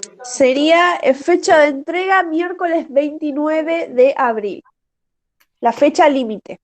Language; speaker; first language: Spanish; native; Spanish